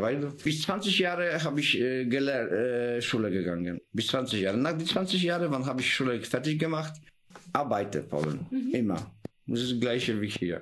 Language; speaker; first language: German; non-native, learner; Polish